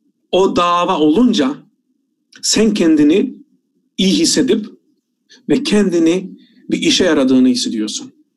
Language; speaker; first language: Turkish; non-native, fluent; Albanian